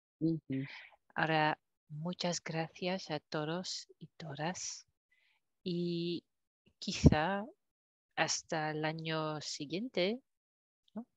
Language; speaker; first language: Spanish; non-native, fluent; French